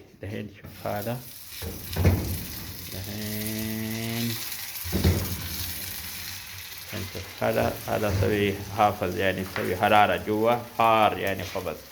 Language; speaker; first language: Arabic; non-native, learner; Urdu